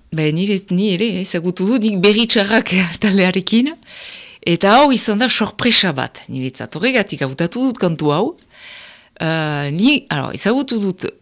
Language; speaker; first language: Basque; non-native, local second language; French